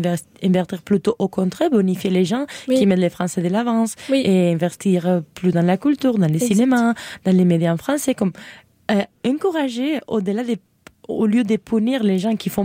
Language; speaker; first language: French; non-native, fluent; Spanish